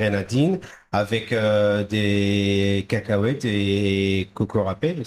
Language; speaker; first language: French; non-native, fluent; Hebrew